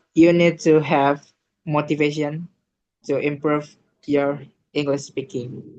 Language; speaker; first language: English; non-native, learner; Indonesian